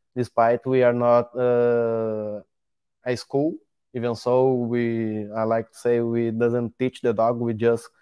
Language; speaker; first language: English; non-native, learner; Portuguese